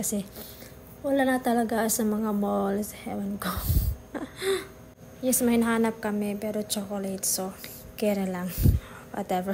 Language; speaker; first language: Filipino; native; Filipino